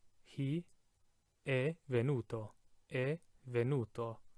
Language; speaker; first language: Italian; non-native, fluent; English